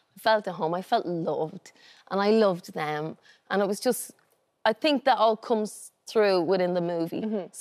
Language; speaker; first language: English; native; English